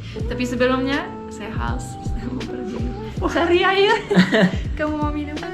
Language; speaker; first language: Indonesian; non-native, fluent; French